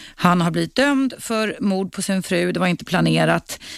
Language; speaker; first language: Swedish; native; Swedish